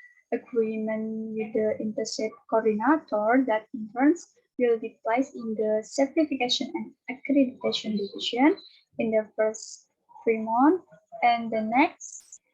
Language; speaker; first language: English; non-native, learner; Indonesian